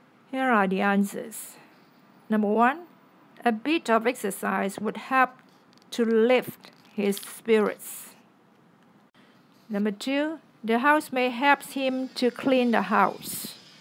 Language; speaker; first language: English; non-native, local second language; Cantonese